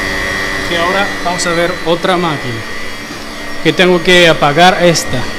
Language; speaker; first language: Spanish; non-native, fluent; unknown